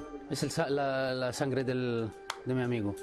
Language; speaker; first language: Spanish; non-native, fluent; Arabic